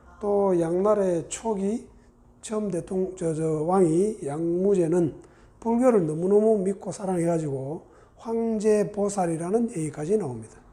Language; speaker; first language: Korean; native; Korean